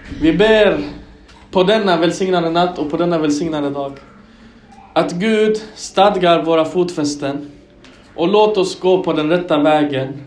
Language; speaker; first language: Swedish; early bilingual, other home language; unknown